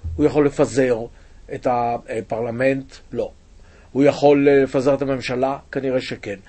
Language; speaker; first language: Hebrew; native; Hebrew